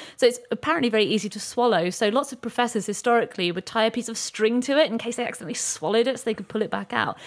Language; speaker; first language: English; native; English